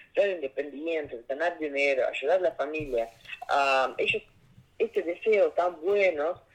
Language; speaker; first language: Spanish; non-native, learner; Russian